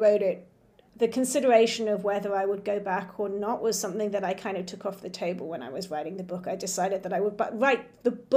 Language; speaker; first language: English; native; English